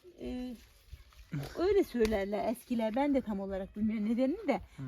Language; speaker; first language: Turkish; native; Turkish